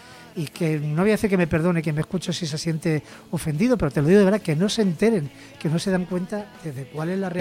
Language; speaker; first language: Spanish; native; Spanish